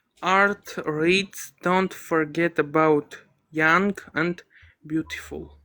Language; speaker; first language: English; non-native, learner; Armenian